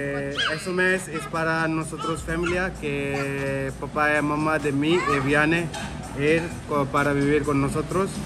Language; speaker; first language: Spanish; non-native, learner; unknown